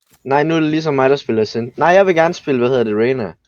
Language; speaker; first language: Danish; native; Danish